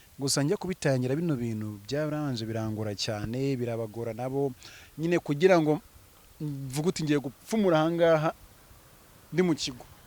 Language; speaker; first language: Kinyarwanda; early bilingual, heritage; Kinyarwanda